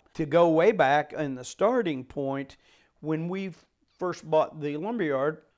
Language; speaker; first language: English; native; English